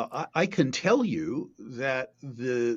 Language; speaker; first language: English; native; English